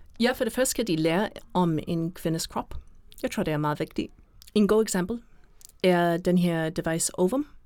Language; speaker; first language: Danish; non-native, fluent; English